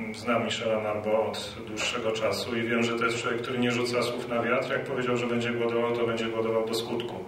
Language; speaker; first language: Polish; native; Polish